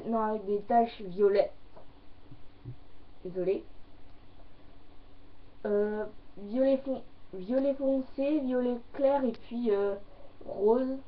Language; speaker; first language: French; native; French